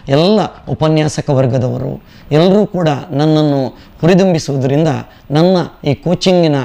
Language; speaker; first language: Kannada; native; Kannada